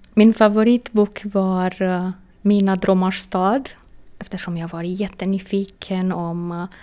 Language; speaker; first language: Swedish; non-native, fluent; Romanian